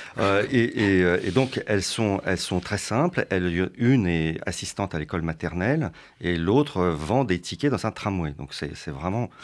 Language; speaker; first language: French; early bilingual, other home language; Russian